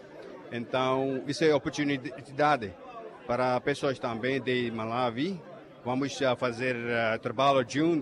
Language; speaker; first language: Portuguese; non-native, learner; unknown